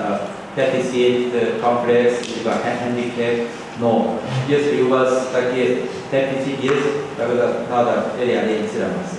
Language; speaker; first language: Russian; non-native, learner; Korean